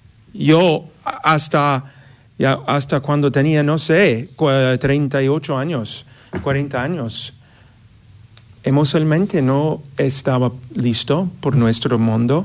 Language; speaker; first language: Spanish; non-native, fluent; English